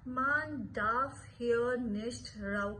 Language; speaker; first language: German; non-native, fluent; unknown